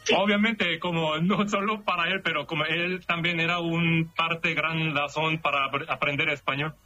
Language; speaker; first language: Spanish; non-native, learner; Korean